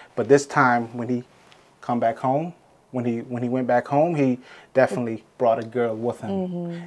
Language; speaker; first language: English; native; English